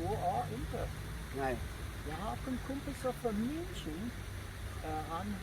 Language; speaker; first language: Swedish; non-native, learner; German